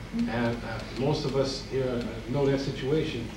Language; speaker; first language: English; native; English